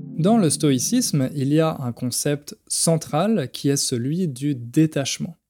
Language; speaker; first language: French; native; French